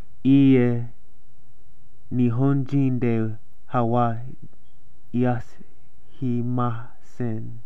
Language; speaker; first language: Japanese; non-native, learner; English